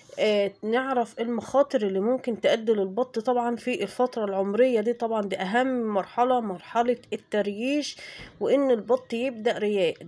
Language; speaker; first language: Arabic; native; Arabic